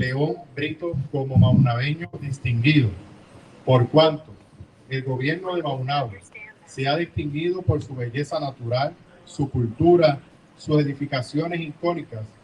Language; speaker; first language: Spanish; native; Spanish